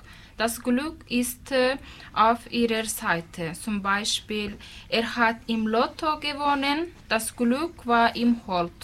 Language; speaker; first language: German; non-native, learner; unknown